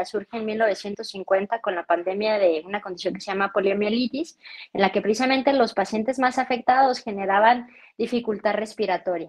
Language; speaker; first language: Spanish; native; Spanish